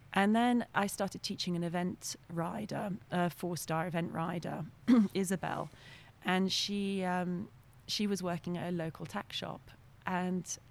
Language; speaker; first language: English; non-native, fluent; French